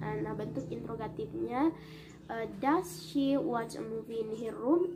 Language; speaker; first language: English; non-native, learner; Indonesian